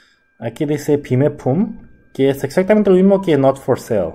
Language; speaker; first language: Spanish; non-native, fluent; Korean